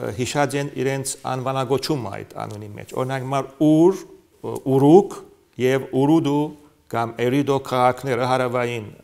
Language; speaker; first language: Armenian; early bilingual, heritage; Armenian